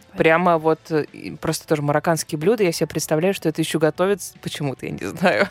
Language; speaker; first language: Russian; native; Russian